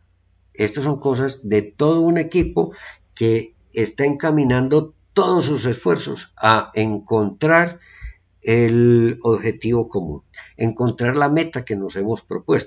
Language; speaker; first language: Spanish; native; Spanish